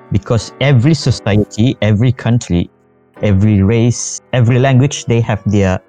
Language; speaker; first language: English; non-native, fluent; Malay